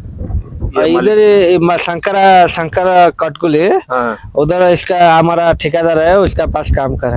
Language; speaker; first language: Hindi; non-native, local second language; Odia